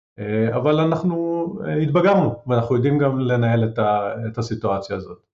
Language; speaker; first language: Hebrew; native; Hebrew